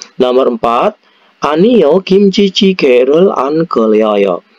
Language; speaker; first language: Korean; non-native, fluent; Indonesian